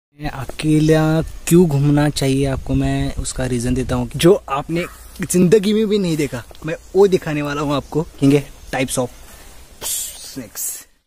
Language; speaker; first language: Hindi; non-native, local second language; Marathi